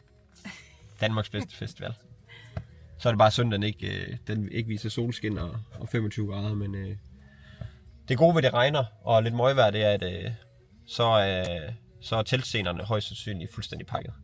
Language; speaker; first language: Danish; native; Danish